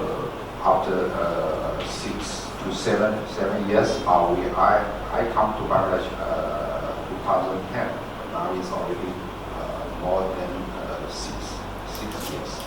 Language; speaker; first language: English; non-native, learner; Chinese